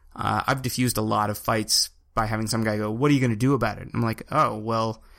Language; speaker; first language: English; native; English